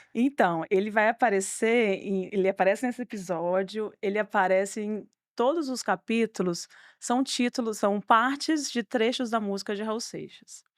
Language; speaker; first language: Portuguese; native; Portuguese